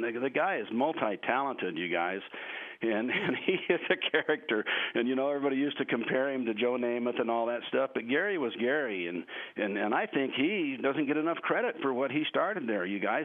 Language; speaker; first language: English; native; English